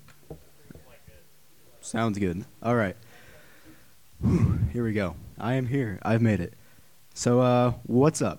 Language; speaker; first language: English; native; English